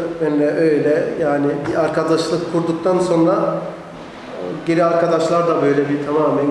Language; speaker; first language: Turkish; early bilingual, heritage; Turkish